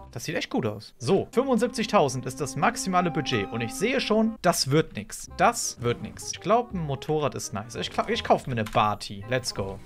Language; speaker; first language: German; native; German